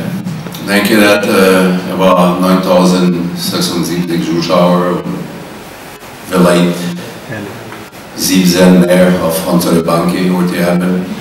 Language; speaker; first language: German; non-native, learner; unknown